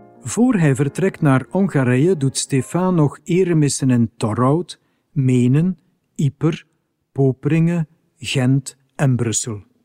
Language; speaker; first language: Dutch; native; Dutch